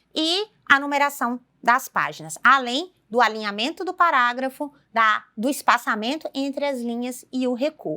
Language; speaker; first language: Portuguese; native; Portuguese